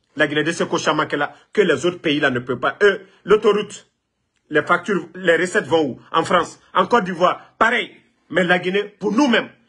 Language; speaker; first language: French; non-native, local second language; Mandingo